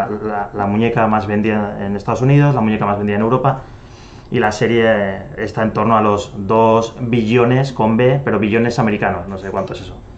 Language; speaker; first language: Spanish; native; Spanish